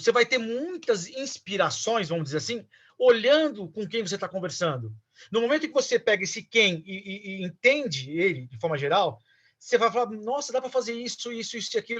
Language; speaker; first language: Portuguese; native; Portuguese